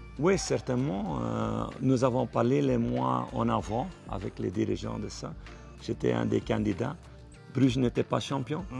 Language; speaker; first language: French; non-native, fluent; Dutch